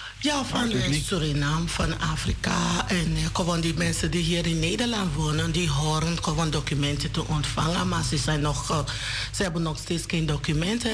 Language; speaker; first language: Dutch; non-native, learner; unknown